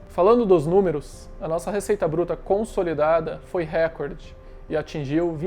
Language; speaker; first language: Portuguese; native; Portuguese